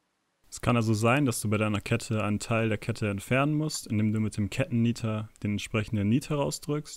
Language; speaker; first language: German; native; German